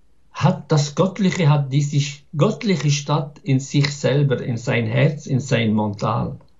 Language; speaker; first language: German; non-native, fluent; Arabic